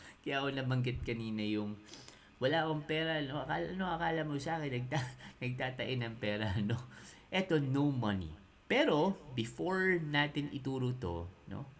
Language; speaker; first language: Filipino; native; Filipino